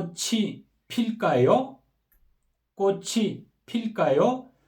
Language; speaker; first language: Korean; non-native, fluent; Kyrgyz